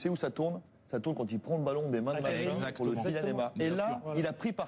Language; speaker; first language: French; native; French